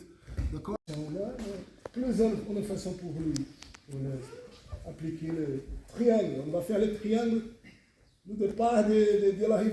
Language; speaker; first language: French; non-native, fluent; Portuguese